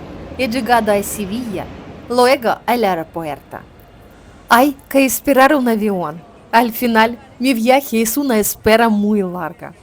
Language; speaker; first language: Spanish; non-native, learner; Ukrainian